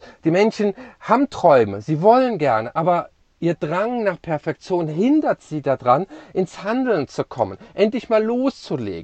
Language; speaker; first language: German; native; German